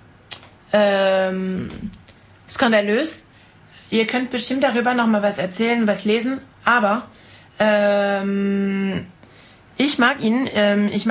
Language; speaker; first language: German; non-native, fluent; French